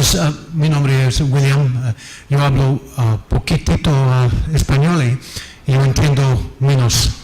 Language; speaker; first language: Spanish; non-native, learner; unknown